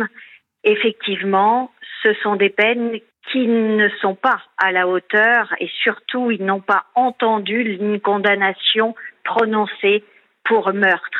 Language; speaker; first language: French; native; French